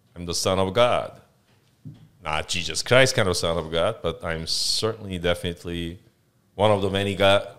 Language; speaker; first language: English; non-native, fluent; Korean